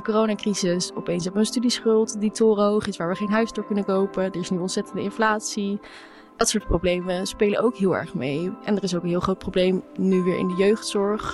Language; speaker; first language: Dutch; native; Dutch